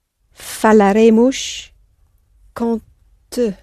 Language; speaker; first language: Portuguese; non-native, learner; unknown